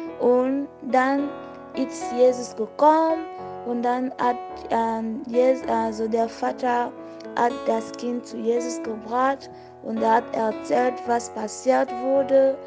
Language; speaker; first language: German; non-native, fluent; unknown